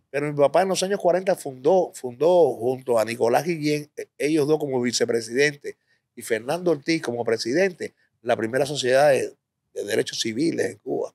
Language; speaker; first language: Spanish; native; Spanish